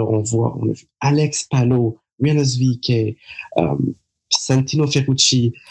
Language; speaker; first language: French; native; French